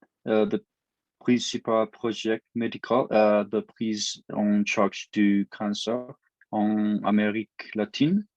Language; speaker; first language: French; non-native, learner; Spanish